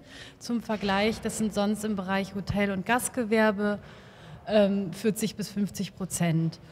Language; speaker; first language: German; native; German